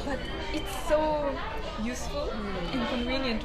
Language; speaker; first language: English; non-native, learner; Russian